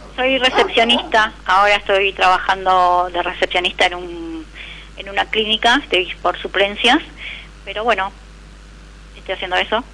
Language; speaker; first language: Spanish; native; Spanish